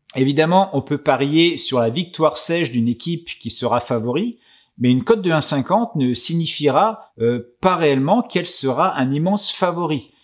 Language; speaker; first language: French; native; French